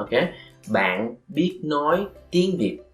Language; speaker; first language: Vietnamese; non-native, fluent; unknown